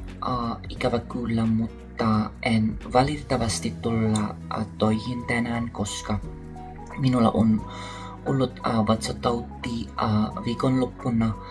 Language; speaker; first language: Finnish; non-native, learner; Filipino